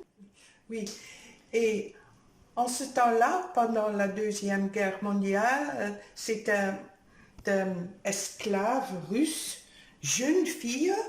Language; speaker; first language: French; non-native, fluent; Dutch